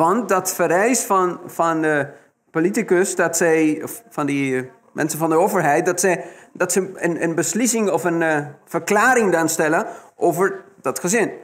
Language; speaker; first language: Dutch; non-native, fluent; Spanish